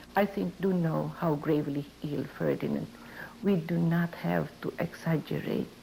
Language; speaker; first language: English; non-native, local second language; Filipino